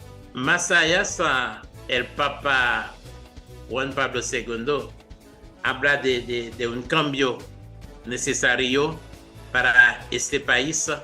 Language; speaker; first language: Spanish; non-native, fluent; Haitian Creole